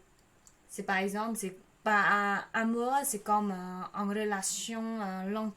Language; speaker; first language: French; non-native, learner; Khmer